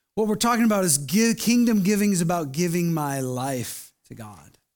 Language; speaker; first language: English; native; English